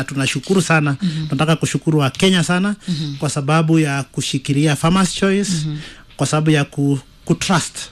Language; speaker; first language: Swahili; non-native, local second language; Kikuyu